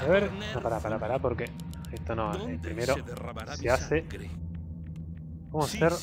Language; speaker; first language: Spanish; native; Spanish